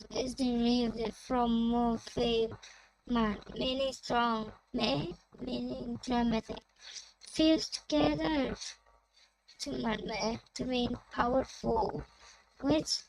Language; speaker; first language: English; non-native, fluent; Thai